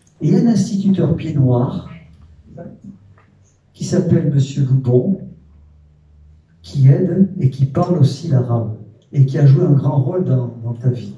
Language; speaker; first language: French; native; French